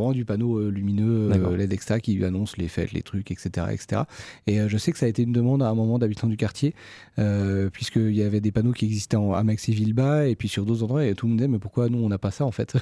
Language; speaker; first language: French; native; French